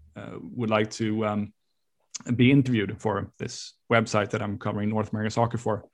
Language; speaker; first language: English; non-native, fluent; Swedish